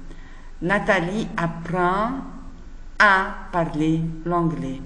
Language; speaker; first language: French; non-native, fluent; Arabic